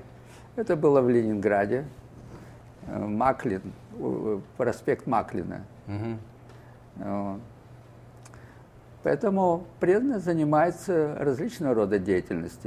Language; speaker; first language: Russian; native; Russian